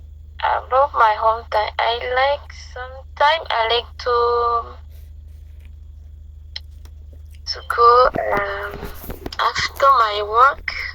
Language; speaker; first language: English; non-native, learner; French